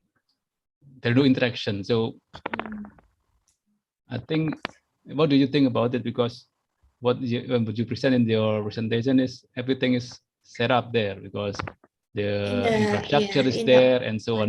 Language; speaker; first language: English; non-native, fluent; Indonesian